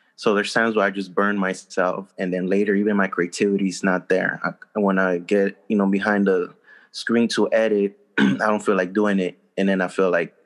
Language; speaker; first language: English; early bilingual, other home language; Spanish